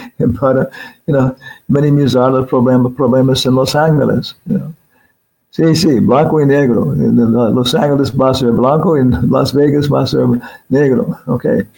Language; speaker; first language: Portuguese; non-native, learner; English